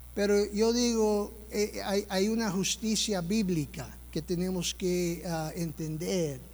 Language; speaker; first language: Spanish; early bilingual, heritage; Spanish